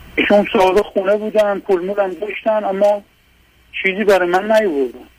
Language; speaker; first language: Persian; non-native, local second language; Azerbaijani